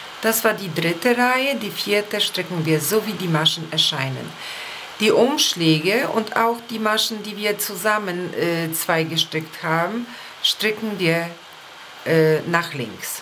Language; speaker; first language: German; non-native, fluent; Polish